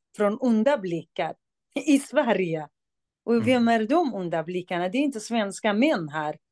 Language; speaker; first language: Swedish; non-native, fluent; Kurdish